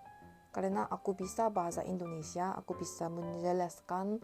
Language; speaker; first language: Indonesian; non-native, learner; Korean